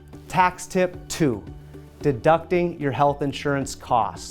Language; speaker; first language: English; native; English